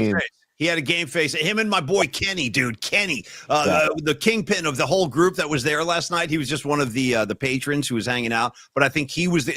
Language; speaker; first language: English; native; English